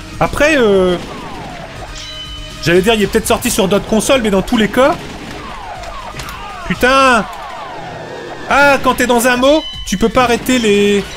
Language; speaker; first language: French; native; French